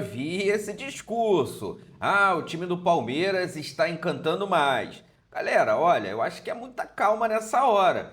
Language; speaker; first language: Portuguese; native; Portuguese